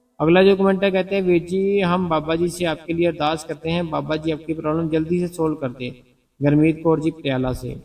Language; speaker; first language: Hindi; non-native, local second language; Punjabi